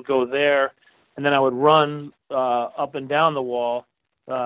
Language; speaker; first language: English; native; English